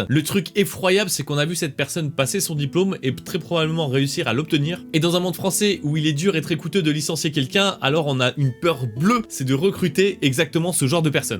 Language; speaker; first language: French; native; French